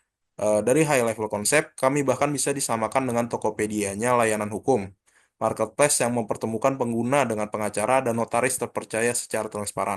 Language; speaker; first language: Indonesian; native; Indonesian